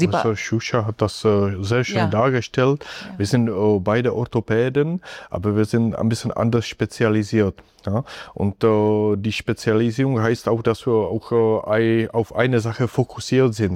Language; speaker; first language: German; non-native, fluent; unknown